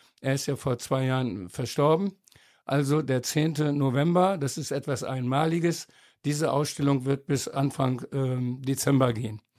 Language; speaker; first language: German; native; German